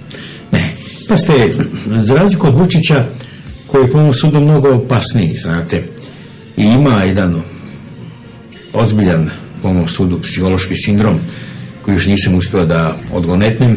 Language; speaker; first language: Serbian; native; Serbian